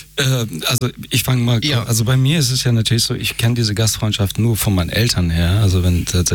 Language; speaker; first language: German; early bilingual, other home language; Persian